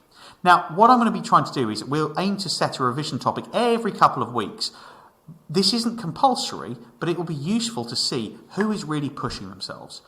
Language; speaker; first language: English; native; English